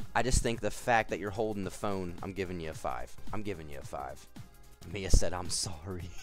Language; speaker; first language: English; native; English